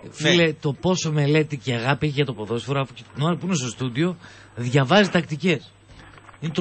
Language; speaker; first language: Greek; native; Greek